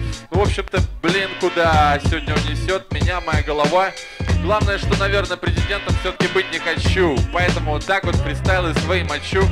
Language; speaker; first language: Russian; native; Russian